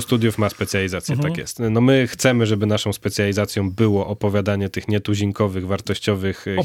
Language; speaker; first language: Polish; native; Polish